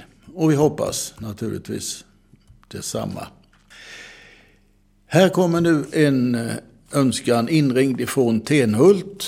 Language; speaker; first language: Swedish; native; Swedish